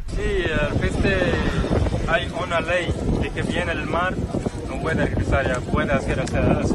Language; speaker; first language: Spanish; non-native, learner; Arabic